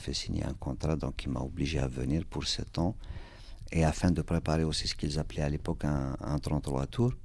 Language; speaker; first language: French; non-native, local second language; Kabyle